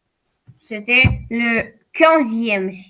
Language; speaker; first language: French; non-native, learner; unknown